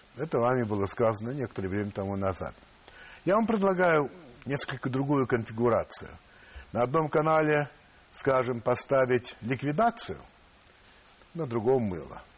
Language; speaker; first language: Russian; non-native, fluent; French